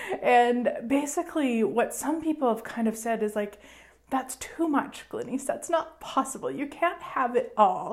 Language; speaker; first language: English; native; English